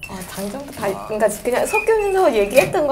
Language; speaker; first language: Korean; non-native, fluent; Vietnamese